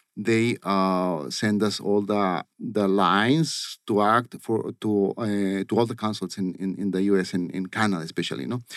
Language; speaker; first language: English; non-native, fluent; Spanish